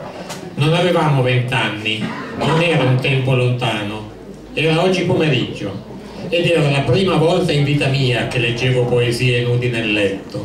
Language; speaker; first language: Italian; native; Italian